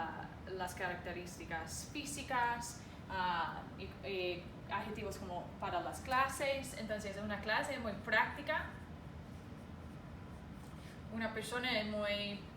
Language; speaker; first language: Spanish; non-native, fluent; English